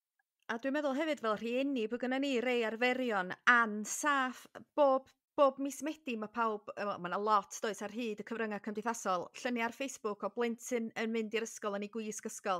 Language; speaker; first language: Welsh; native; Welsh